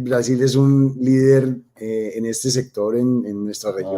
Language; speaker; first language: Spanish; native; Spanish